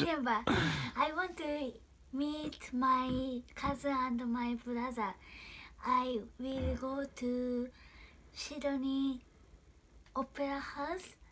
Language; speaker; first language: English; non-native, learner; Japanese